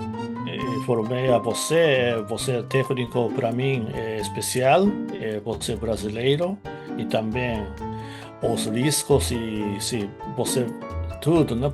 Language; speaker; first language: Portuguese; non-native, fluent; Japanese